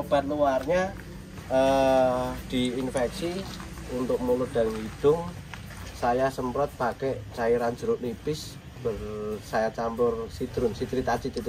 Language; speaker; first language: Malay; non-native, local second language; Javanese